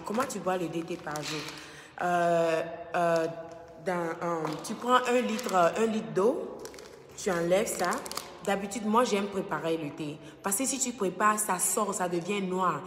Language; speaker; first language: French; non-native, fluent; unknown